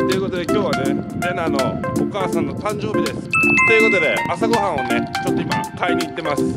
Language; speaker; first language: Japanese; native; Japanese